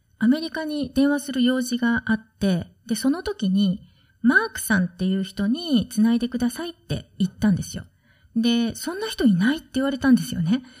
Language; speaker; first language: Japanese; native; Japanese